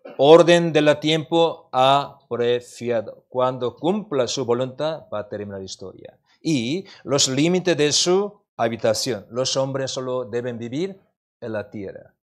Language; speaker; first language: Spanish; non-native, learner; Korean